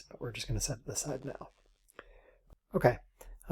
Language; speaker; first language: English; native; English